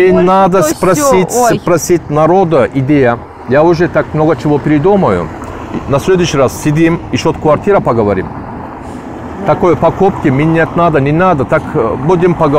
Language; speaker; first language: Russian; non-native, learner; Turkish